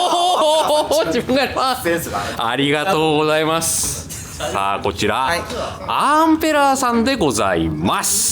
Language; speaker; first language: Japanese; native; Japanese